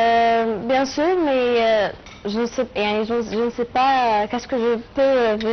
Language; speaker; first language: French; non-native, learner; Arabic